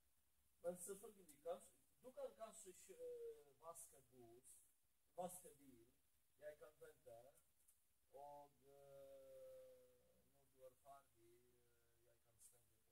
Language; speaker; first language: Norwegian; non-native, learner; Polish